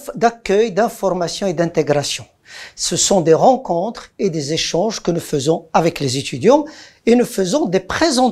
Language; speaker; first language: French; non-native, local second language; Arabic